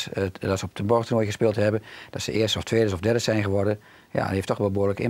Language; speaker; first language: Dutch; native; Dutch